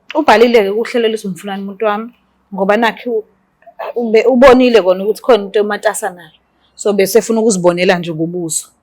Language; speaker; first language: Zulu; native; Zulu